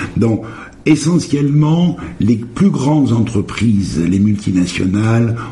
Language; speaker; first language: French; native; French